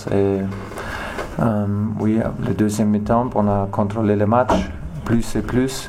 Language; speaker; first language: French; non-native, learner; German